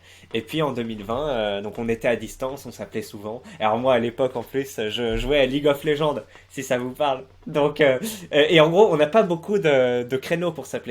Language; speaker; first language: French; native; French